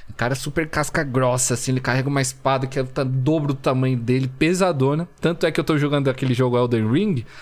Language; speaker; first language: Portuguese; early bilingual, other home language; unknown